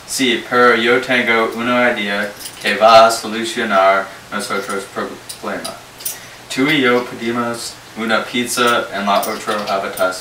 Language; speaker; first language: Spanish; non-native, learner; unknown